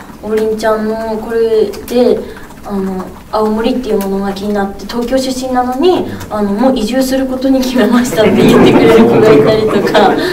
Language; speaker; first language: Japanese; native; Japanese